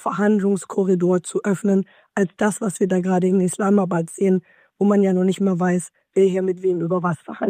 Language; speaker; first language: German; native; German